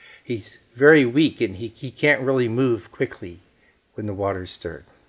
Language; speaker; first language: English; native; English